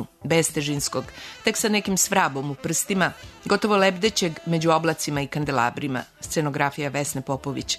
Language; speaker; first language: Serbian; native; Serbian